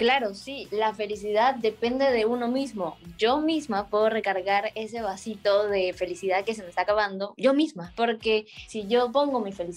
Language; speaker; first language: Spanish; native; Spanish